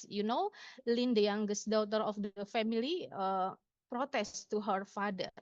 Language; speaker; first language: English; non-native, local second language; Indonesian